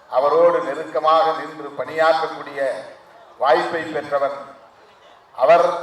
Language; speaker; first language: Tamil; native; Tamil